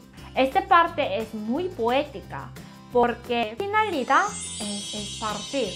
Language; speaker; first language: Spanish; non-native, learner; Korean